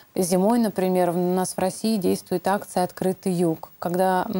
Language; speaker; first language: Russian; native; Russian